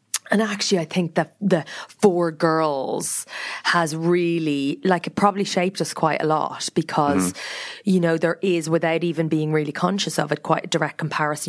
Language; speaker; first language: English; native; English